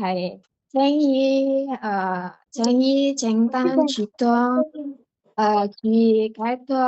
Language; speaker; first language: Cantonese; non-native, learner; Indonesian